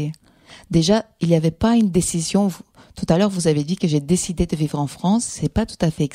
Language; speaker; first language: French; non-native, fluent; Greek